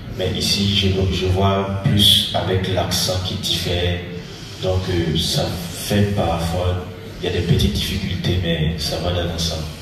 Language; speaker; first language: French; native; French